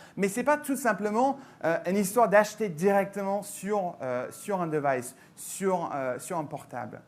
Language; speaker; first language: French; non-native, fluent; English